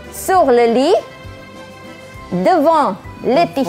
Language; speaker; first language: French; non-native, fluent; Malay